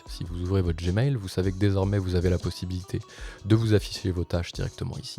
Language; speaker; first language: French; native; French